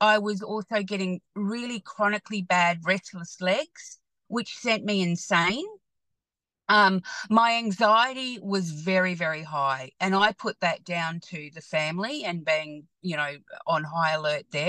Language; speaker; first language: English; native; English